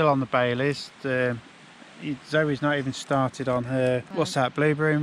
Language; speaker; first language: English; native; English